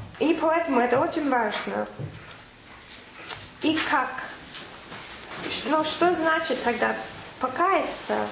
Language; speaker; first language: Russian; non-native, fluent; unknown